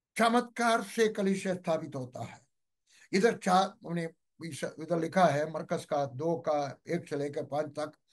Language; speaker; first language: Hindi; non-native, local second language; Malayalam